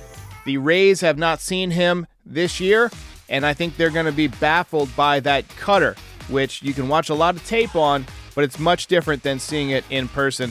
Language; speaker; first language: English; native; English